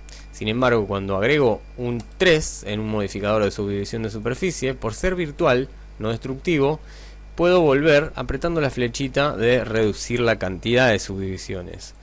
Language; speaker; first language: Spanish; native; Spanish